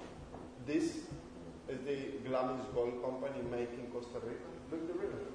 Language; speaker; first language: English; non-native, learner; Spanish